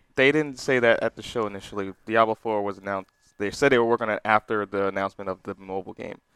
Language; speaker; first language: English; native; English